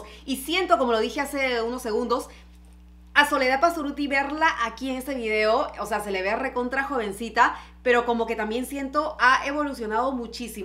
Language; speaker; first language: Spanish; native; Spanish